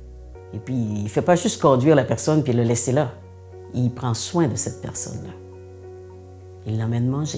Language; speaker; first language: French; native; French